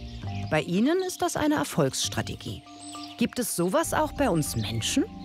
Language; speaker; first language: German; native; German